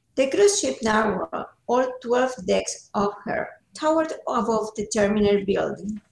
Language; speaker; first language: English; non-native, fluent; Spanish